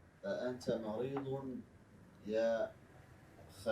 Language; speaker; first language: Arabic; non-native, learner; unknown